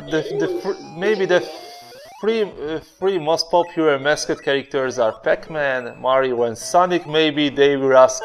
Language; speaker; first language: English; non-native, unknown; Hungarian